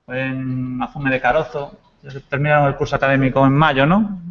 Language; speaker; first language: Spanish; native; Spanish